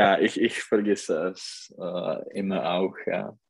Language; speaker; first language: German; non-native, learner; Czech